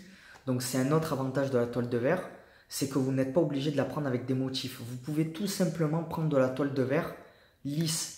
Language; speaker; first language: French; native; French